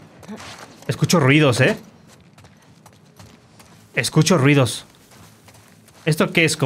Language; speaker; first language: Spanish; native; Spanish